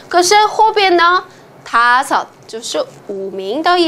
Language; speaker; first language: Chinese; non-native, fluent; Korean